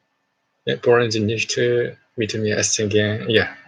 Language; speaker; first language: German; non-native, learner; Japanese